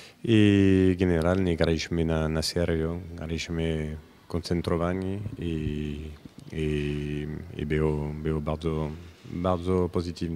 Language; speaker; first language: Polish; non-native, learner; French